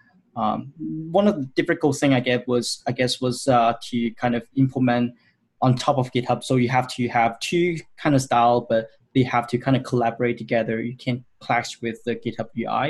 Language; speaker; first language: English; non-native, local second language; Cantonese